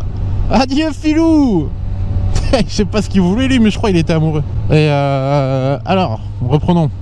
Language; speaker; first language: French; native; French